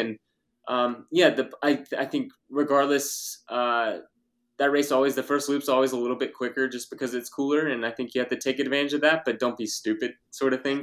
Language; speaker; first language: English; native; English